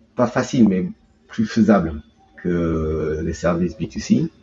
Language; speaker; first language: French; early bilingual, heritage; Japanese